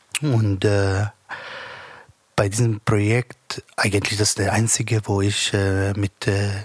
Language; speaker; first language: German; non-native, learner; Arabic